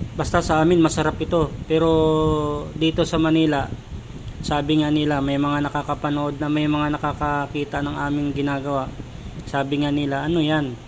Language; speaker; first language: Filipino; non-native, local second language; Hiligaynon